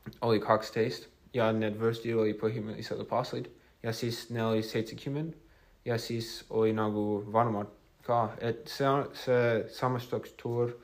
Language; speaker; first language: Estonian; non-native, fluent; English